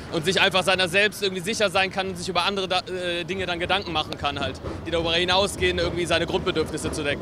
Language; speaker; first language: German; native; German